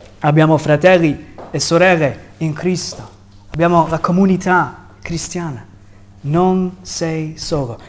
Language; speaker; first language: Italian; non-native, fluent; English